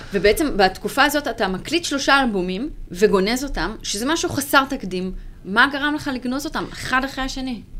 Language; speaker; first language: Hebrew; native; Hebrew